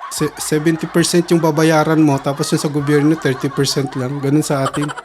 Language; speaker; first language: Filipino; early bilingual, heritage; Filipino